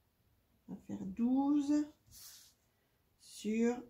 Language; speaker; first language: French; native; French